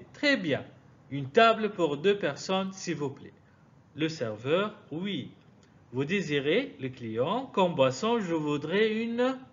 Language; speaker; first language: French; non-native, fluent; Arabic